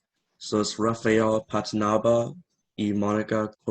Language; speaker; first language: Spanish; non-native, learner; English